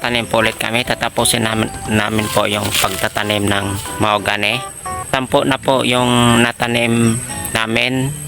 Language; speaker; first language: Filipino; non-native, local second language; Bikol